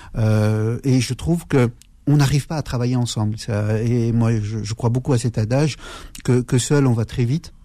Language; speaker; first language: French; early bilingual, other home language; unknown